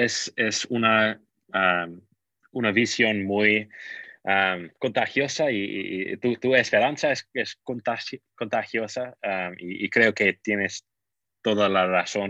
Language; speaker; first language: Spanish; non-native, fluent; English